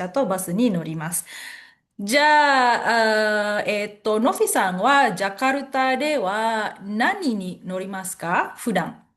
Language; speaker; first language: Japanese; non-native, fluent; Indonesian